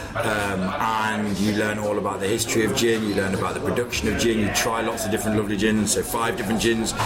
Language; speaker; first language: English; native; English